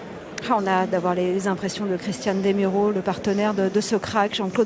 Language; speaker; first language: French; native; French